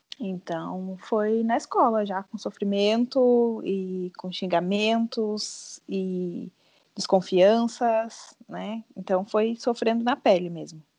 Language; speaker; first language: Portuguese; native; Portuguese